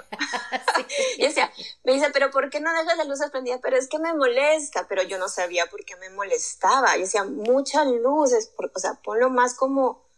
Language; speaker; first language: Spanish; native; Spanish